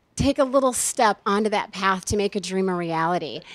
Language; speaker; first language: English; native; English